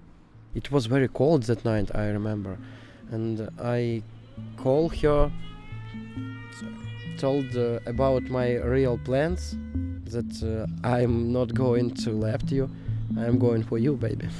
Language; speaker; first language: English; non-native, learner; Ukrainian